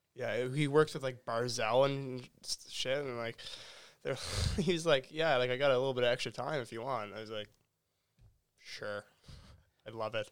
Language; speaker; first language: English; native; English